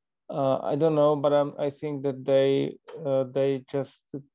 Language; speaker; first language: English; non-native, fluent; Slovak